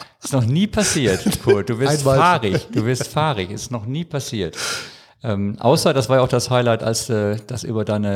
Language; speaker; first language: German; native; German